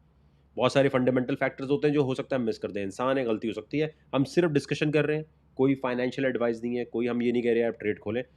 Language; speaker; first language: Urdu; native; Urdu